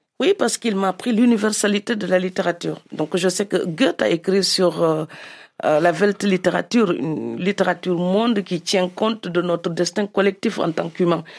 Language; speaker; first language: French; non-native, local second language; Serer